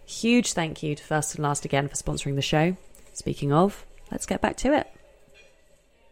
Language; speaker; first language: English; native; English